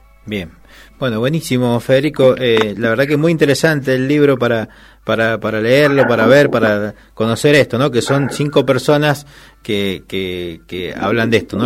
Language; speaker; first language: Spanish; native; Spanish